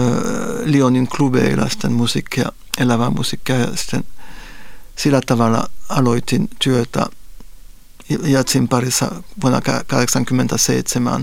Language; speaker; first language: Finnish; non-native, fluent; Spanish